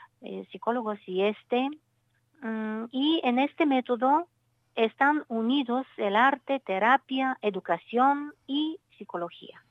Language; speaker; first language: Spanish; non-native, learner; Bulgarian